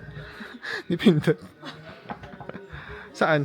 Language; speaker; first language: Filipino; native; Filipino